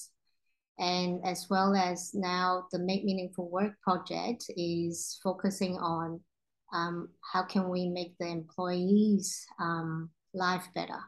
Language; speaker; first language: English; non-native, local second language; Cantonese